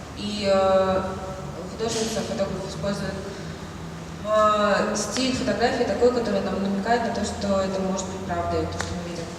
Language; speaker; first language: Russian; native; Russian